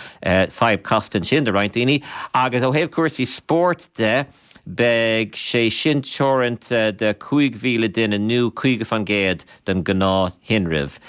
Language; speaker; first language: Irish; native; Irish